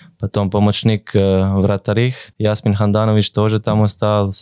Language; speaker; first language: Russian; non-native, learner; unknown